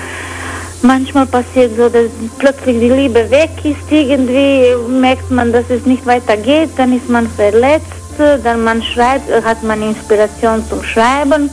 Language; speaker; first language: German; non-native, fluent; Croatian